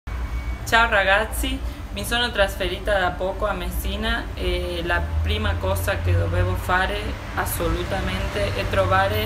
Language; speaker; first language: Italian; non-native, learner; Spanish